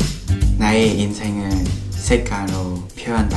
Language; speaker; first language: Korean; non-native, learner; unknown